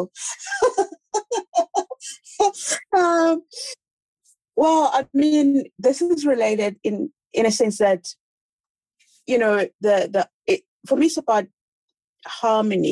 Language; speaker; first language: English; non-native, local second language; Xhosa